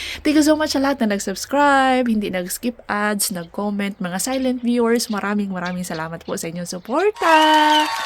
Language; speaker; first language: Filipino; non-native, local second language; Cebuano